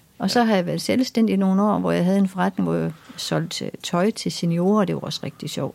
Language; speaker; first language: Danish; native; Danish